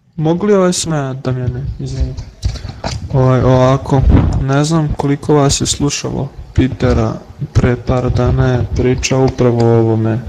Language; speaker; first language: Serbian; native; Serbian